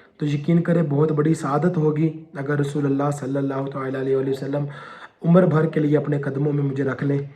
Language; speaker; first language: Urdu; non-native, local second language; Punjabi